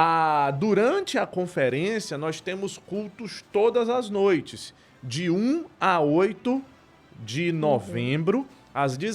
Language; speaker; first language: Portuguese; native; Portuguese